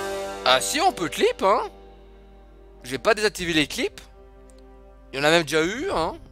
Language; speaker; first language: French; native; French